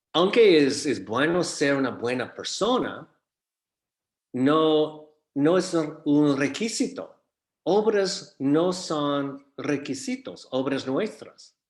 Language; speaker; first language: Spanish; non-native, fluent; English